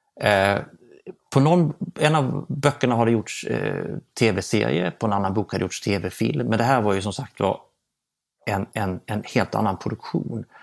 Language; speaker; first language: Swedish; native; Swedish